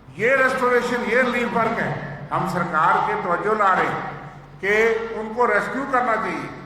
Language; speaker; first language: Urdu; non-native, local second language; Dogri